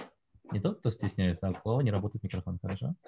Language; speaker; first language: Russian; non-native, fluent; Korean